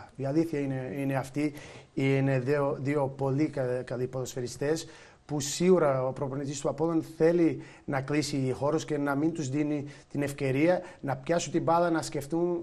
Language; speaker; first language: Greek; non-native, fluent; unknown